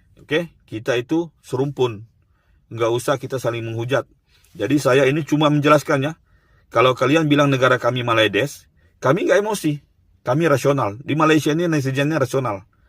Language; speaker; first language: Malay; native; Malay